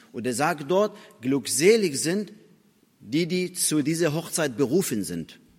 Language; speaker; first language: German; non-native, fluent; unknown